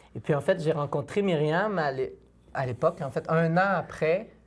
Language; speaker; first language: French; native; French